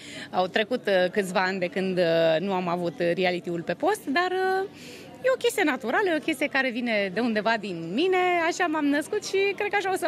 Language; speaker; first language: Romanian; native; Romanian